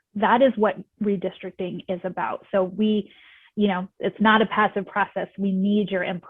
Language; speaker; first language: English; native; English